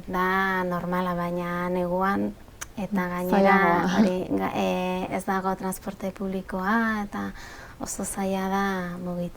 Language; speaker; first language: Basque; non-native, local second language; Spanish